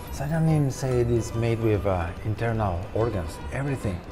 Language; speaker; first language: English; non-native, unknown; Italian